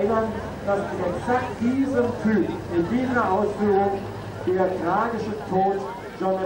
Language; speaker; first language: German; native; German